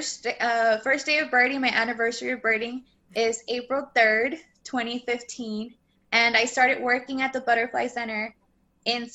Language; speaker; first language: English; native; English